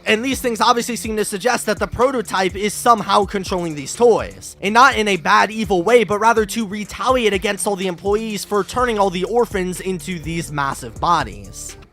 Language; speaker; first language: English; native; English